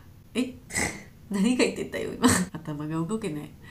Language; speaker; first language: Japanese; non-native, learner; Georgian